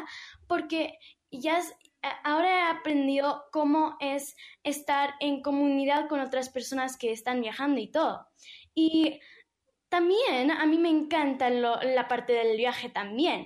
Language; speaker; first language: Spanish; early bilingual, heritage; English